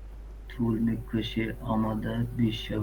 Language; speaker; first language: Persian; non-native, learner; Urdu